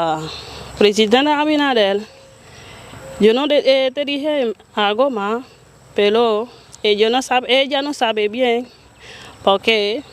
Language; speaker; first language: Spanish; non-native, learner; Haitian Creole